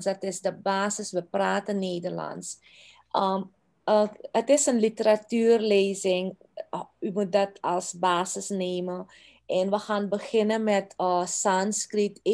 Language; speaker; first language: Dutch; non-native, local second language; Caribbean Hindustani